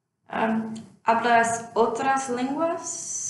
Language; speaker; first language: Spanish; non-native, learner; English